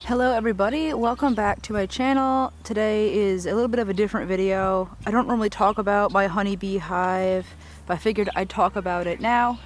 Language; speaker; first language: English; native; English